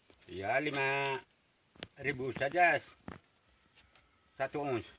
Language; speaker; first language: Indonesian; non-native, local second language; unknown